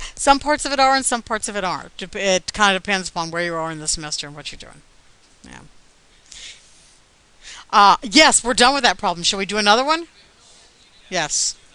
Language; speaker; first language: English; native; English